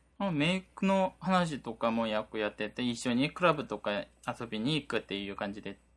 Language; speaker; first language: Japanese; non-native, fluent; Korean